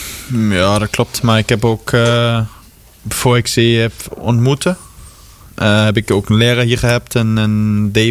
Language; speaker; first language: Dutch; non-native, fluent; German